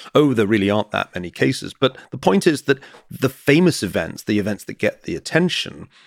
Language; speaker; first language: English; native; English